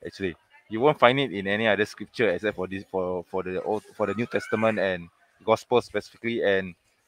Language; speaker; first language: English; non-native, local second language; Malay